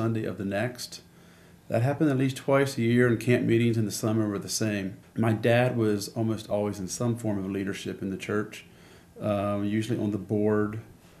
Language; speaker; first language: English; native; English